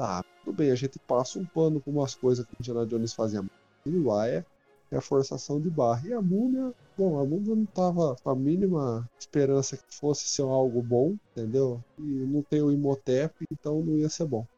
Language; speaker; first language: Portuguese; native; Portuguese